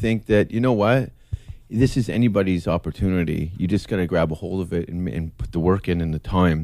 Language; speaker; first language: English; native; English